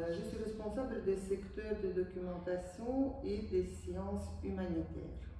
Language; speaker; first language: French; non-native, fluent; Ukrainian